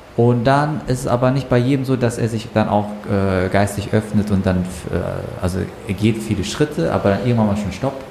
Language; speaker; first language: German; native; German